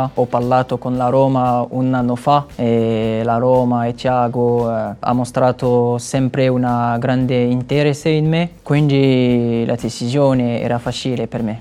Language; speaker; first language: Italian; non-native, learner; French